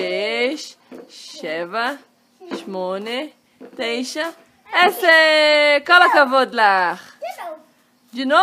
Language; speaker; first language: Hebrew; non-native, fluent; Portuguese